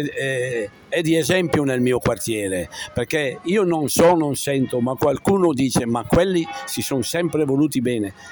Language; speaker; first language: Italian; native; Italian